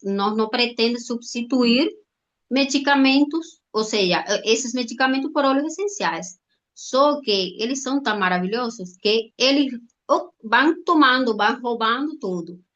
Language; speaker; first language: Portuguese; non-native, fluent; Spanish